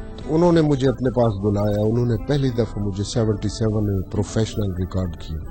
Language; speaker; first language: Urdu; non-native, local second language; Saraiki